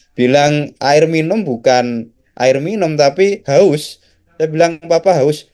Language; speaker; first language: Indonesian; non-native, local second language; Javanese